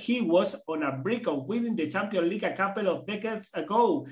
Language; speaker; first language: English; non-native, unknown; Spanish